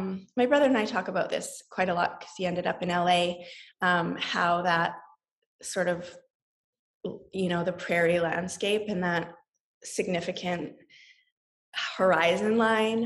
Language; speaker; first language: English; native; English